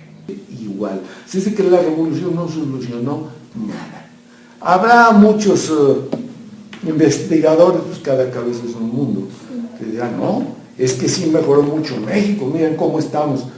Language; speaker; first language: Spanish; native; Spanish